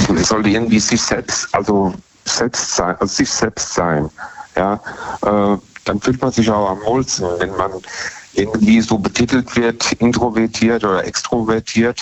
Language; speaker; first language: German; native; German